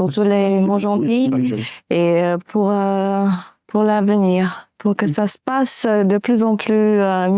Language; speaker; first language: French; non-native, fluent; Romanian